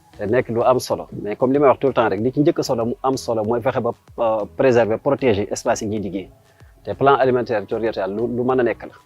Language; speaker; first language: Wolof; native; Wolof